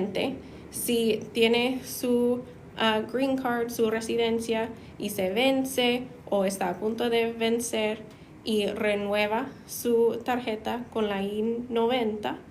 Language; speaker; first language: Spanish; non-native, fluent; English